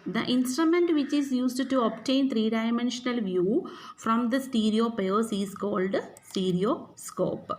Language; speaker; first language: English; non-native, local second language; Malayalam